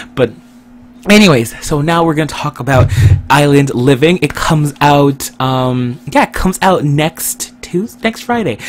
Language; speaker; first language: English; native; English